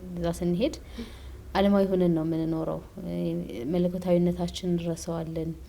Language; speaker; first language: Amharic; native; Amharic